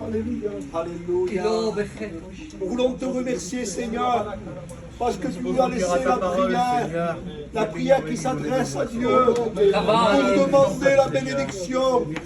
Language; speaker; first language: French; native; French